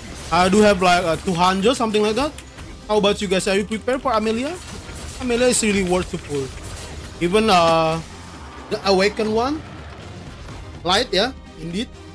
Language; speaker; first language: English; non-native, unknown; Indonesian